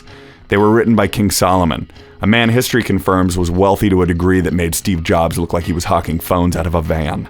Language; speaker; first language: English; native; English